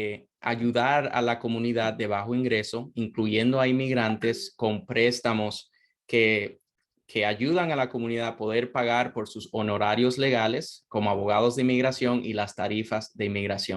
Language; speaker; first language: Spanish; non-native, fluent; English